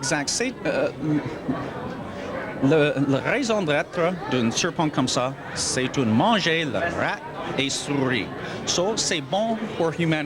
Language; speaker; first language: French; non-native, learner; English